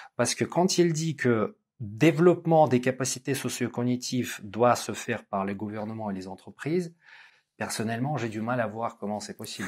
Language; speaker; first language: French; non-native, fluent; Russian